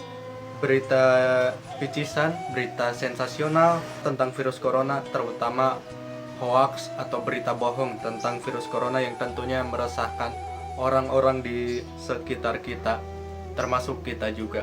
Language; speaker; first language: Indonesian; native; Indonesian